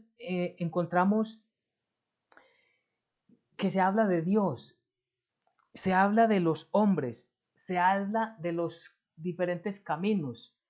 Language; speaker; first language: Spanish; native; Spanish